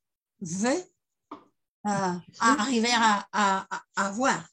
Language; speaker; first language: French; non-native, learner; Spanish